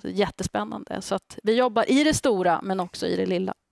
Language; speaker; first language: Swedish; native; Swedish